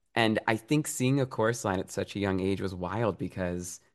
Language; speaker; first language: English; early bilingual, other home language; Italian